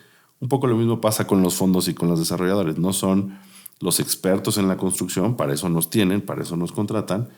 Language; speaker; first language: Spanish; native; Spanish